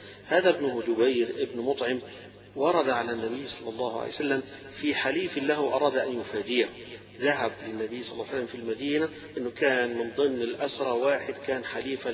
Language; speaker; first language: Arabic; native; Arabic